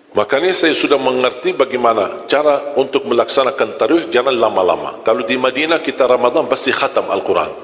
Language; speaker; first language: Malay; non-native, fluent; Arabic